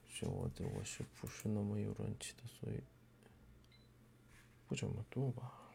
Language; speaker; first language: Chinese; non-native, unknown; Korean